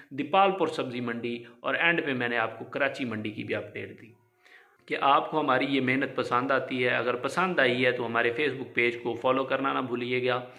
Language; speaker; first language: Urdu; non-native, local second language; Punjabi